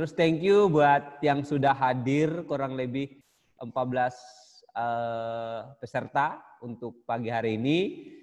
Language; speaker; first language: Indonesian; native; Indonesian